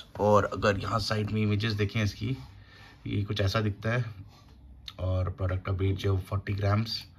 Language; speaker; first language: Hindi; native; Hindi